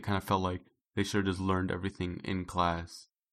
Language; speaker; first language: English; native; English